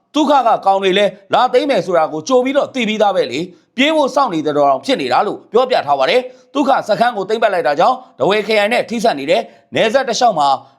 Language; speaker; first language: Burmese; native; Burmese